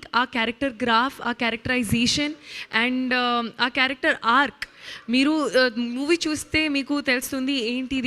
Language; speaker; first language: Telugu; non-native, learner; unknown